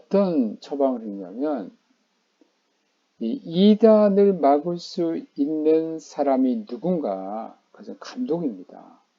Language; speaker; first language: Korean; native; Korean